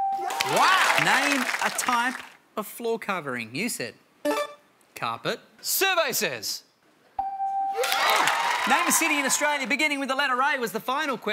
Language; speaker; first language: English; native; English